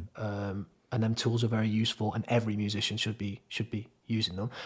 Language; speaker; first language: English; native; English